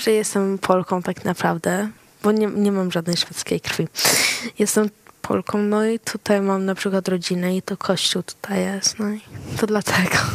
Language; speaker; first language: Polish; early bilingual, heritage; Swedish